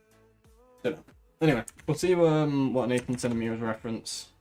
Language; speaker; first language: English; native; English